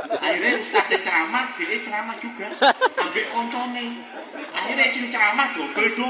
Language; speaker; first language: Indonesian; non-native, local second language; Javanese